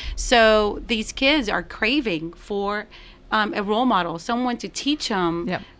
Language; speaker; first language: English; non-native, fluent; Spanish